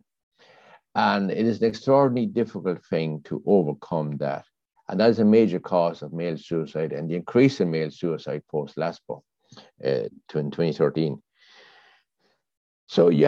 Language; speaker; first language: English; native; English